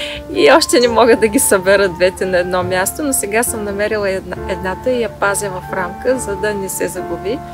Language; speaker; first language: Bulgarian; native; Bulgarian